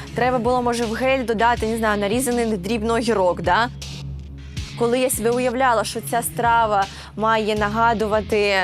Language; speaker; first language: Ukrainian; native; Ukrainian